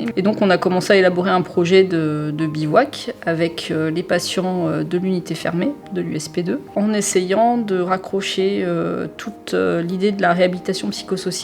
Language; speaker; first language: French; native; French